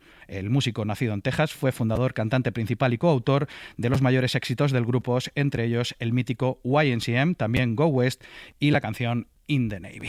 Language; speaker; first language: Spanish; native; Spanish